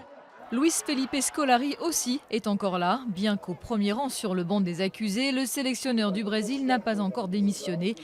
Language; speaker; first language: French; native; French